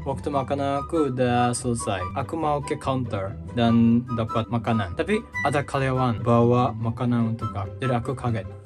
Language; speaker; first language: Indonesian; non-native, fluent; Japanese